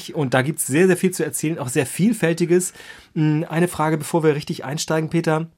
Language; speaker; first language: German; native; German